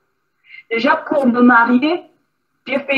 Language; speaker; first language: French; non-native, local second language; Lingala